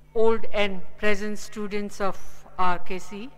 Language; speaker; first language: English; non-native, local second language; Gujarati